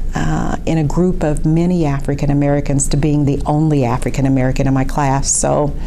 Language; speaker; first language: English; native; English